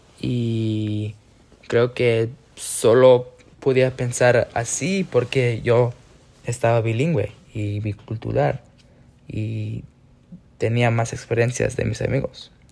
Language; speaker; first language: Spanish; early bilingual, heritage; Spanish